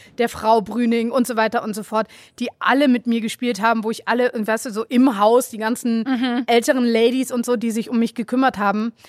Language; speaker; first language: German; early bilingual, other home language; Kabuverdianu